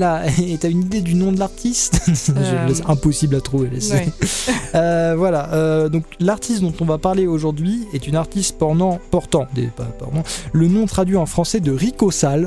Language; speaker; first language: French; native; French